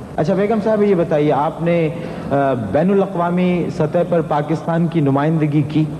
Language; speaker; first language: Urdu; native; Urdu